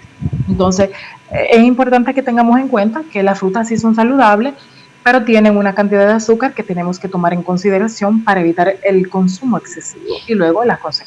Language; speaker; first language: Spanish; native; Spanish